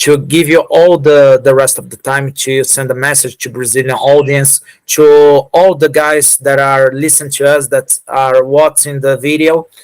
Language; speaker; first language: English; non-native, fluent; Portuguese